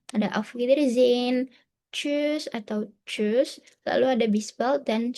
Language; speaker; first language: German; non-native, fluent; Indonesian